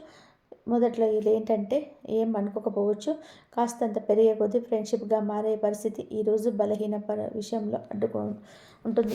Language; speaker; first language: Telugu; native; Telugu